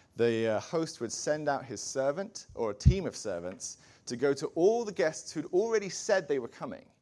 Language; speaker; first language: English; native; English